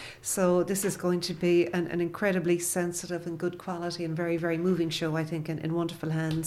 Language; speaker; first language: English; native; English